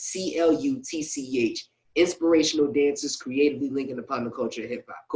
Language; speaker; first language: English; native; English